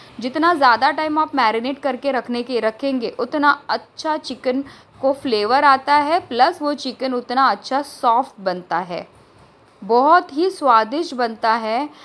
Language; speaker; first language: Hindi; non-native, local second language; Marathi